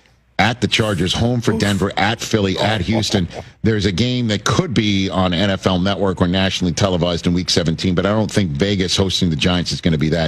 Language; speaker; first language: English; native; English